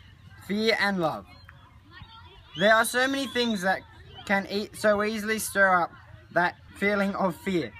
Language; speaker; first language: English; native; English